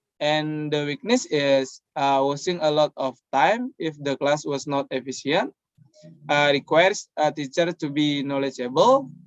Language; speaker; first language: English; non-native, learner; Indonesian